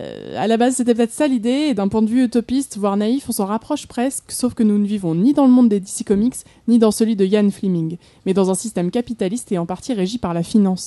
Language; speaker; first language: French; native; French